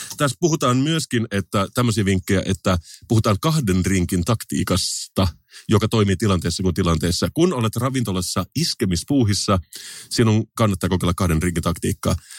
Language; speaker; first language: Finnish; native; Finnish